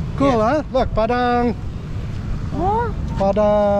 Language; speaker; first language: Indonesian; non-native, learner; English